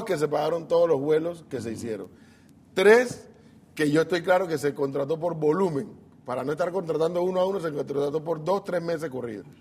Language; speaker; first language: Spanish; native; Spanish